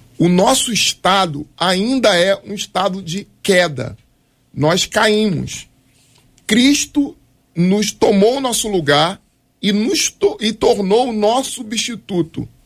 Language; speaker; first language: Portuguese; native; Portuguese